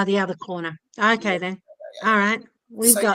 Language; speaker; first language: English; native; English